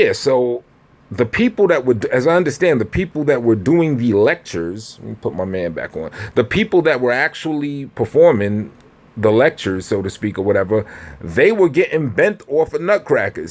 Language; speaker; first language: English; native; English